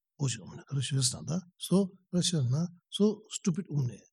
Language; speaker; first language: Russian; non-native, learner; Tibetan